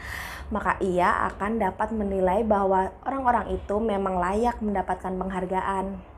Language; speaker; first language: Indonesian; native; Indonesian